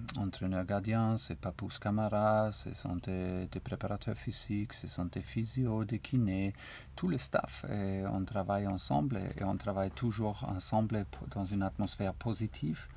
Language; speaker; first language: French; non-native, learner; German